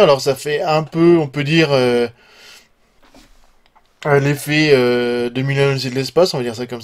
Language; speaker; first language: French; native; French